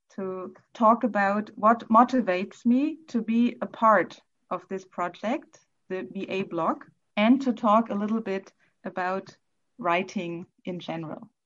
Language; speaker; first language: English; non-native, fluent; German